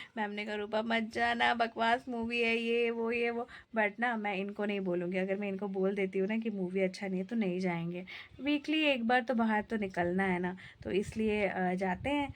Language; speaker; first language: Hindi; non-native, local second language; Bangla